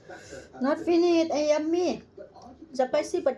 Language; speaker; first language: English; non-native, learner; Thai